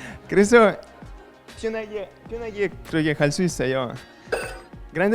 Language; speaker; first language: Korean; non-native, learner; French